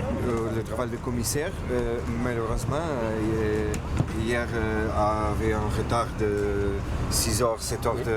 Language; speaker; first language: French; non-native, fluent; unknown